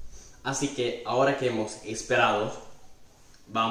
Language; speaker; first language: Spanish; non-native, fluent; Italian